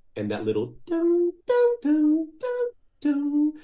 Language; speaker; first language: English; early bilingual, other home language; Portuguese